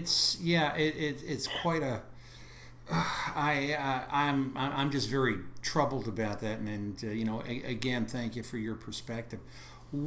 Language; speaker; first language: English; native; English